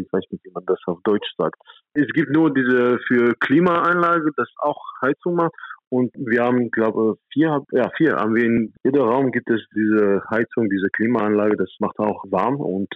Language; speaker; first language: German; non-native, fluent; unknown